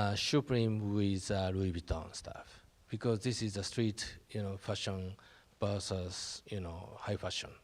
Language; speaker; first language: English; non-native, learner; Japanese